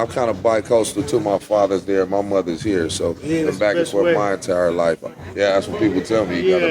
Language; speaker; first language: English; native; English